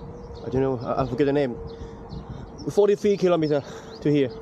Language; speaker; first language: English; non-native, learner; Cantonese